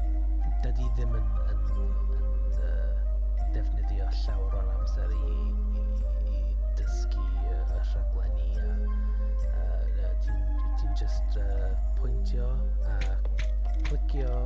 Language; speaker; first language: Welsh; non-native, learner; English